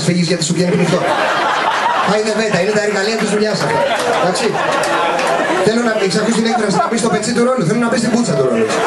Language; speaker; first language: Greek; native; Greek